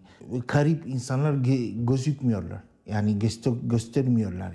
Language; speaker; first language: Turkish; non-native, learner; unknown